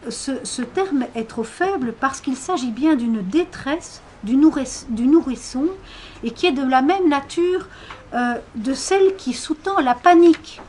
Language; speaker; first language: French; native; French